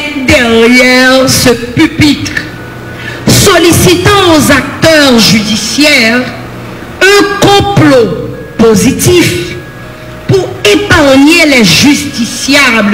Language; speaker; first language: French; non-native, local second language; Haitian Creole